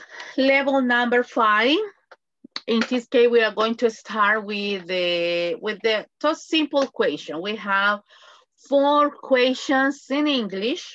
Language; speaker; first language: English; non-native, fluent; Spanish